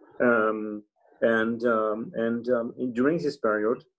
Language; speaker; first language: English; non-native, learner; French